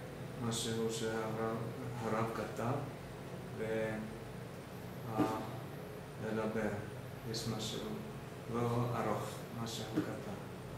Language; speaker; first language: Hebrew; non-native, learner; Finnish